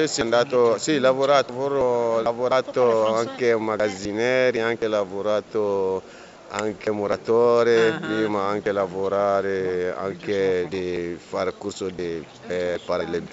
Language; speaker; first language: Italian; non-native, learner; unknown